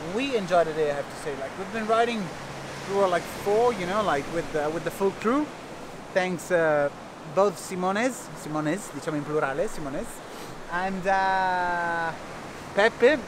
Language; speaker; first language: English; non-native, fluent; Italian